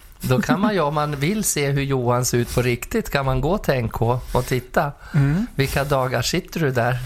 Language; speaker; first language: Swedish; native; Swedish